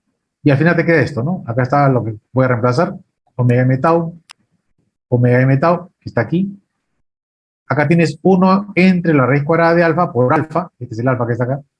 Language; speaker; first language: Spanish; native; Spanish